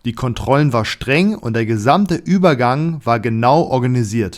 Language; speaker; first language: German; native; German